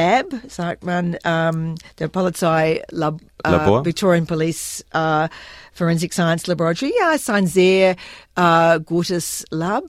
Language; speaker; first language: German; non-native, fluent; English